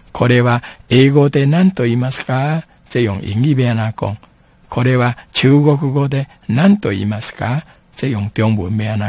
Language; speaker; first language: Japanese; non-native, fluent; Min Nan Chinese